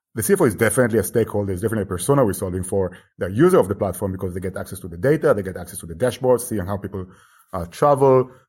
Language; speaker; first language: English; non-native, fluent; Hebrew